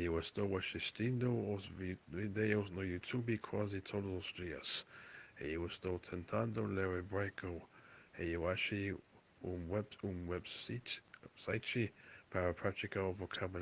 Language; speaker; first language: Portuguese; non-native, learner; English